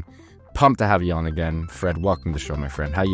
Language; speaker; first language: English; native; English